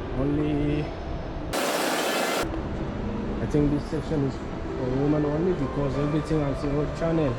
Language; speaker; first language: English; non-native, fluent; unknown